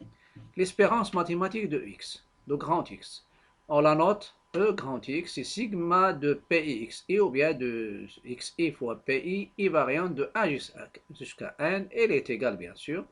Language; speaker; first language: French; non-native, local second language; Arabic